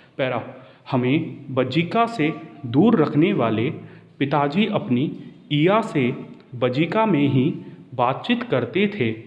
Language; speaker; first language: Hindi; native; Hindi